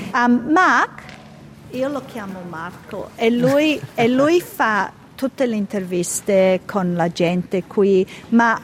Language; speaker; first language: Italian; early bilingual, heritage; Italian